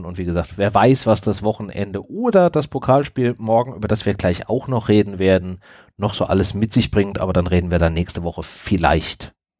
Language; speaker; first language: German; native; German